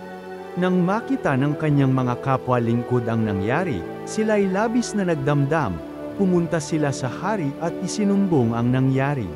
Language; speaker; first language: Filipino; native; Filipino